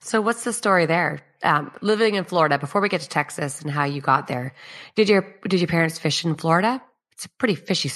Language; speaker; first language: English; native; English